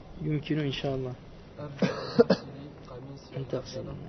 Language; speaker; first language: Arabic; non-native, fluent; French